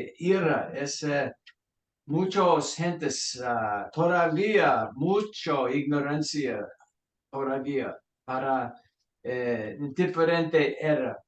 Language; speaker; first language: Spanish; non-native, learner; English